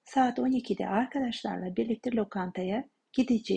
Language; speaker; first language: Turkish; non-native, fluent; Kazakh